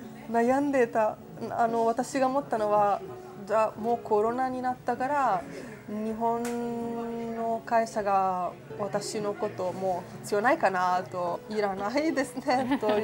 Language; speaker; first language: Japanese; non-native, fluent; Italian